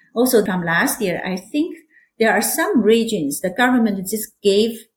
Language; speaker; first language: English; non-native, fluent; Chinese